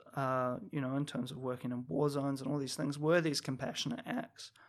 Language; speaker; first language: English; native; English